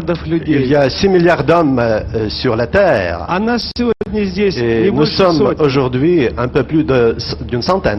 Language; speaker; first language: French; non-native, fluent; Russian